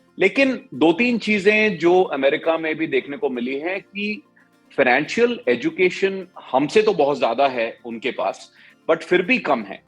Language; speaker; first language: Hindi; native; Hindi